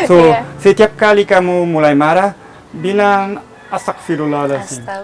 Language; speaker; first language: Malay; non-native, learner; Italian